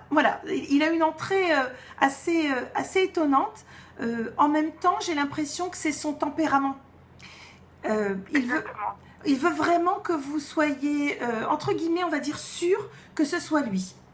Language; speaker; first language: French; native; French